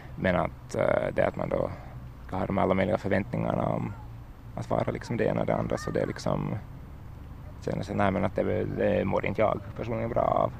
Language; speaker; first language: Swedish; native; Swedish